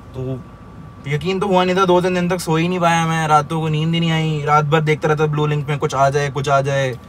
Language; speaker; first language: Hindi; native; Hindi